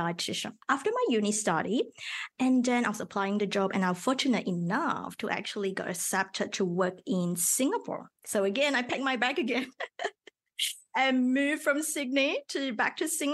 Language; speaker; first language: English; non-native, local second language; Chinese